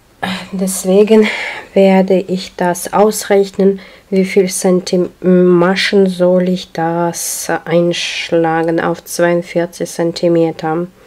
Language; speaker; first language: German; non-native, learner; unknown